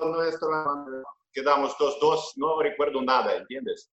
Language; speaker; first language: Spanish; non-native, fluent; Russian